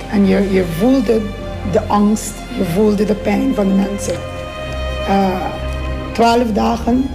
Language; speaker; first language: Dutch; non-native, local second language; Papiamento